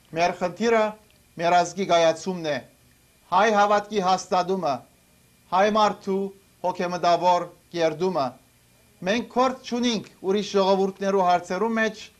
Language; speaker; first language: Armenian; early bilingual, heritage; Armenian